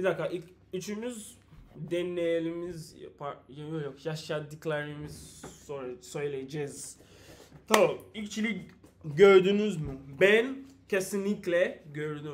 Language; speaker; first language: Turkish; non-native, learner; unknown